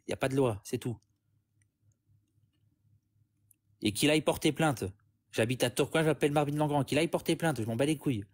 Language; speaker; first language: French; native; French